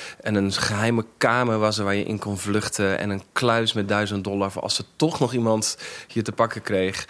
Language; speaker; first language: Dutch; native; Dutch